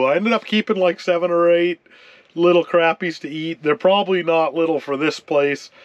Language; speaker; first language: English; native; English